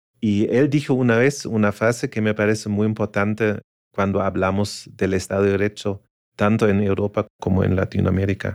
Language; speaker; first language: Spanish; non-native, fluent; German